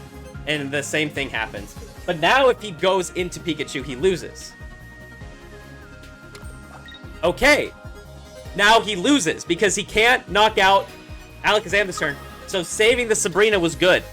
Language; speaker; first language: English; native; English